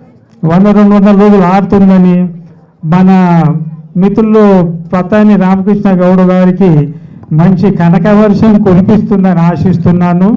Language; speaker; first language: Telugu; native; Telugu